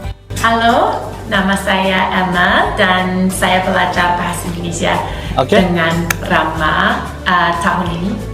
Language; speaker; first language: Indonesian; non-native, learner; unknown